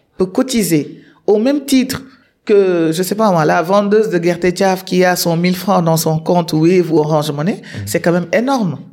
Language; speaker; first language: French; non-native, local second language; Wolof